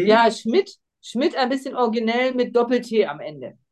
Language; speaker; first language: German; native; German